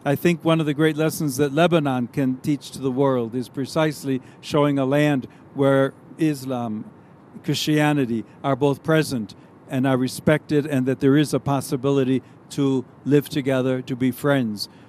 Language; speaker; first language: English; native; English